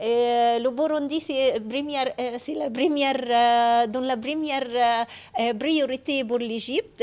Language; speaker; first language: French; non-native, fluent; Arabic